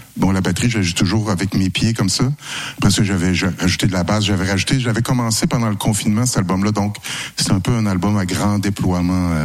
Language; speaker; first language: French; native; French